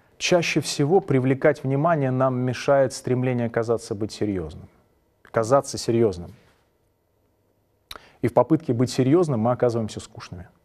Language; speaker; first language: Russian; native; Russian